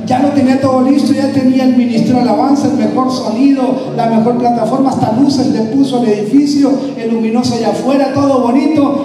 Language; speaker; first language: Spanish; native; Spanish